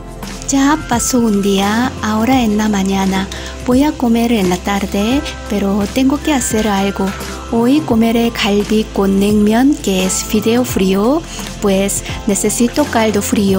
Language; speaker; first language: Spanish; non-native, learner; Korean